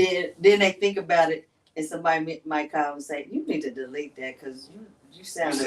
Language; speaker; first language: English; native; English